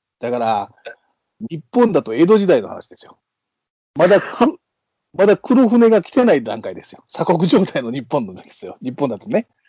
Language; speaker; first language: Japanese; native; Japanese